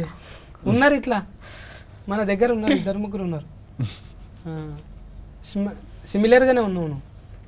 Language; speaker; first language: Telugu; native; Telugu